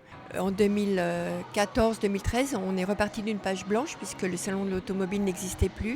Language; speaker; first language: French; native; French